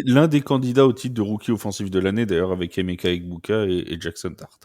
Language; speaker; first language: French; native; French